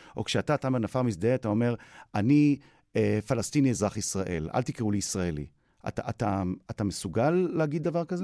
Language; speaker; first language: Hebrew; native; Hebrew